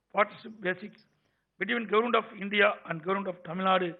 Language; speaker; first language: English; non-native, local second language; Tamil